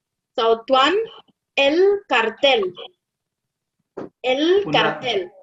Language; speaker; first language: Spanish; non-native, fluent; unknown